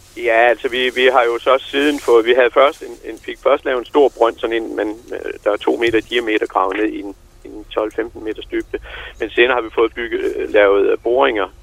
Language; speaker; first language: Danish; native; Danish